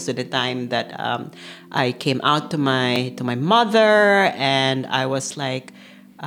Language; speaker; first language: English; non-native, local second language; Filipino